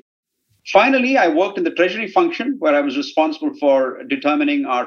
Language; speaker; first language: English; non-native, local second language; Tamil